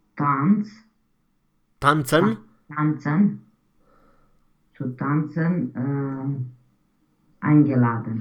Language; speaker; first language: German; non-native, learner; Romanian